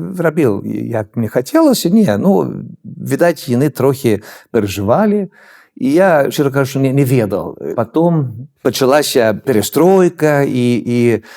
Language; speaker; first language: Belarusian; non-native, fluent; Swedish